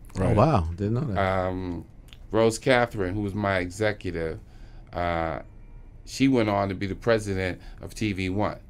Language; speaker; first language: English; native; English